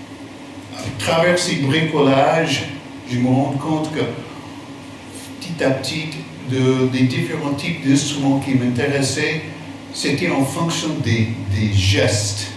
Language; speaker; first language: French; non-native, fluent; English